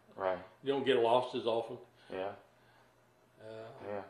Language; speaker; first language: English; native; English